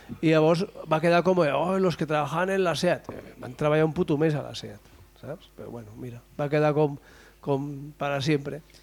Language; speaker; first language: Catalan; non-native, local second language; Spanish